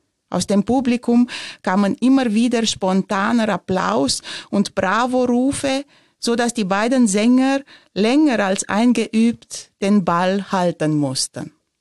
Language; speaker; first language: German; non-native, fluent; Romanian